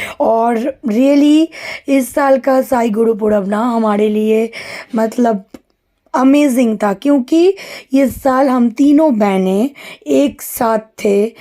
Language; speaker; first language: Hindi; non-native, local second language; Bangla